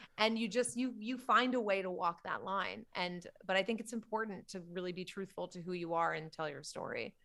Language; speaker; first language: English; native; English